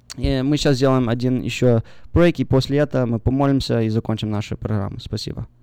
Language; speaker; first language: Russian; early bilingual, heritage; Russian